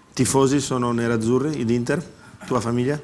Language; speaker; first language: Italian; native; Italian